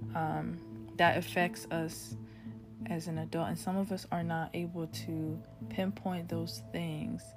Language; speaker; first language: English; early bilingual, other home language; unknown